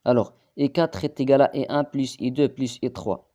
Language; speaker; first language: French; non-native, local second language; Arabic